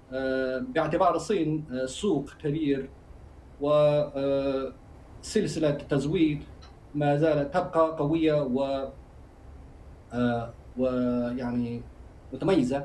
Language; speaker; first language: Arabic; non-native, fluent; Chinese